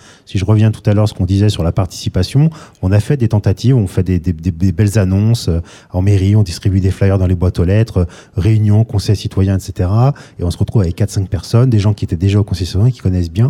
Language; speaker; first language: French; native; French